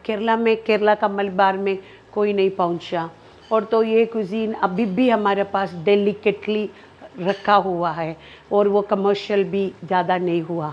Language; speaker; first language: Hindi; non-native, local second language; Malayalam